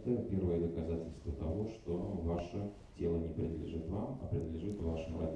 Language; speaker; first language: Russian; native; Russian